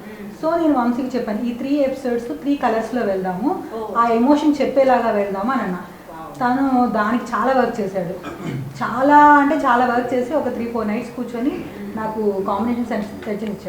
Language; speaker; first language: Telugu; native; Telugu